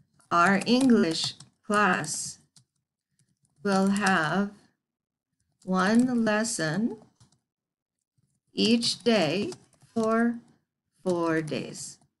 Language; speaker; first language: English; native; English